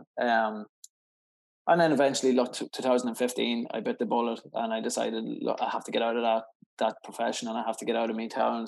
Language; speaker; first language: English; native; English